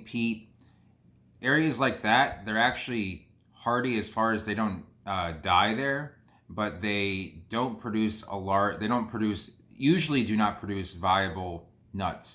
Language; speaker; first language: English; native; English